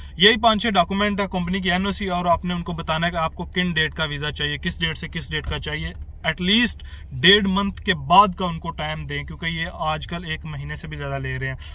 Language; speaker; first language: Urdu; non-native, local second language; Punjabi